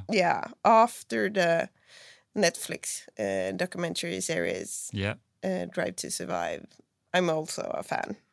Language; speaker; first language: English; non-native, fluent; Swedish